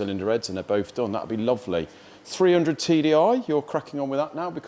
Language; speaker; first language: English; native; English